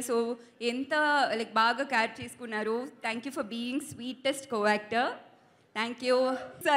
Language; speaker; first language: Telugu; non-native, learner; Tamil